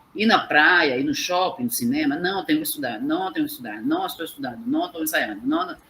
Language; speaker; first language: Portuguese; non-native, fluent; Spanish